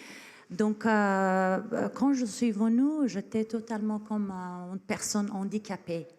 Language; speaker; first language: French; non-native, fluent; Persian